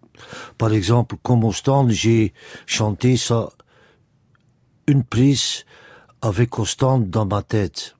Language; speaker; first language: French; non-native, local second language; Dutch